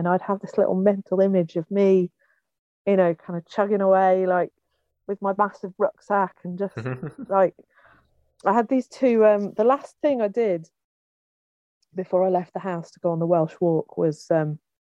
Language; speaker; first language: English; native; English